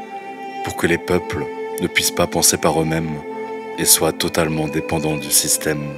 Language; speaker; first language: French; native; French